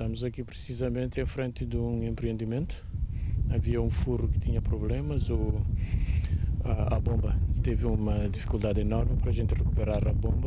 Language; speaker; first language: Portuguese; non-native, local second language; Kabuverdianu